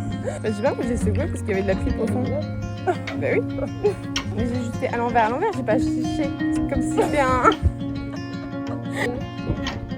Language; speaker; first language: French; native; French